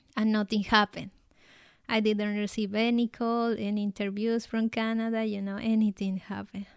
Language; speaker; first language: English; non-native, fluent; Spanish